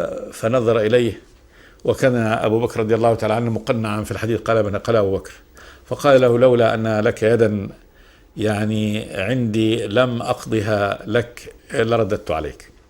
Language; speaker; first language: Arabic; native; Arabic